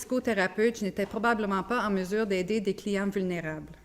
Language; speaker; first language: French; native; French